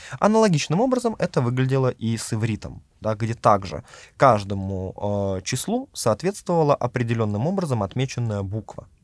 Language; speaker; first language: Russian; native; Russian